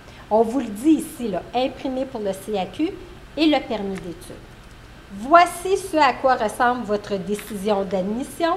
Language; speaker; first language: French; native; French